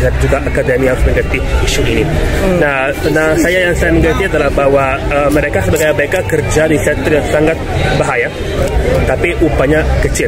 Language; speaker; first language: Indonesian; non-native, fluent; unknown